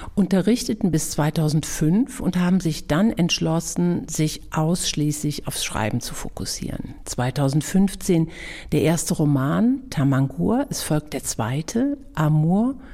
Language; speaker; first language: German; native; German